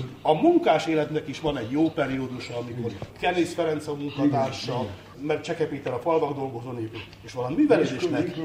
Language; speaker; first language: Hungarian; native; Hungarian